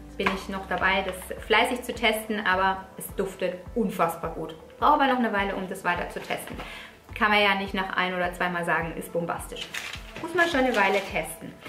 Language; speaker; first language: German; early bilingual, other home language; Italian